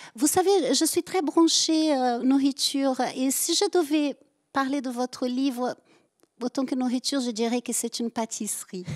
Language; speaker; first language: French; native; French